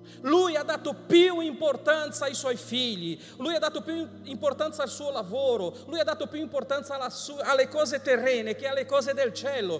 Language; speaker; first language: Italian; non-native, fluent; Portuguese